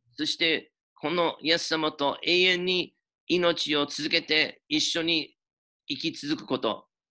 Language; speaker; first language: Japanese; non-native, fluent; English